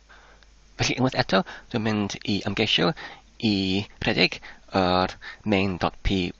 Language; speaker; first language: Welsh; non-native, learner; English